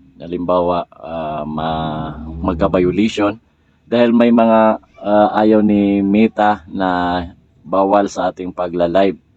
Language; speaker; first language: Filipino; non-native, local second language; Maranao